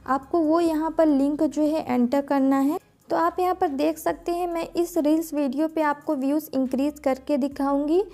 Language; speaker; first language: Hindi; native; Hindi